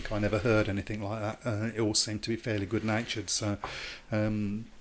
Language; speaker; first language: English; native; English